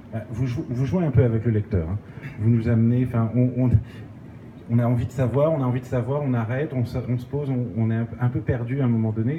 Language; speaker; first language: French; native; French